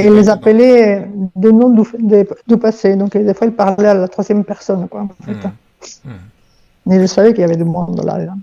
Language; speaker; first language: French; non-native, fluent; Spanish